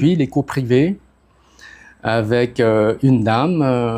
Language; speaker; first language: French; non-native, fluent; Khmer